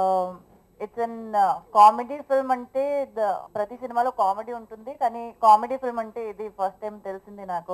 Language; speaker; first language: Telugu; non-native, local second language; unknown